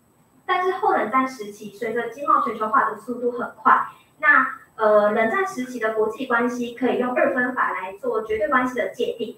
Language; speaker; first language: Chinese; native; Chinese